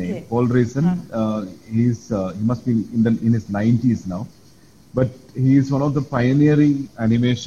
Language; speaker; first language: English; non-native, local second language; Malayalam